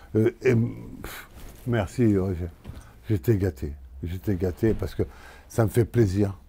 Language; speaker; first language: French; native; French